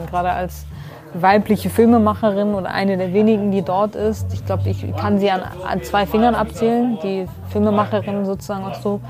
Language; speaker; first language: German; early bilingual, other home language; Kurdish